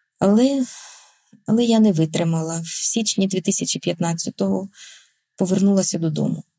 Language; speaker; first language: Ukrainian; non-native, local second language; Russian